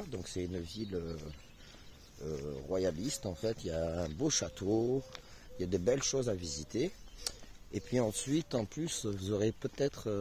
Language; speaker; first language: French; native; French